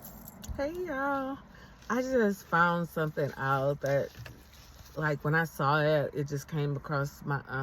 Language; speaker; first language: English; native; English